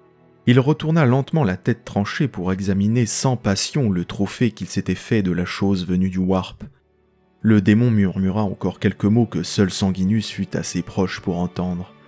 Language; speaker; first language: French; native; French